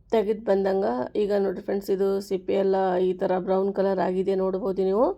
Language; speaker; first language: Kannada; native; Kannada